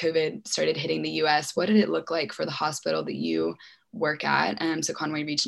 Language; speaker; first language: English; native; English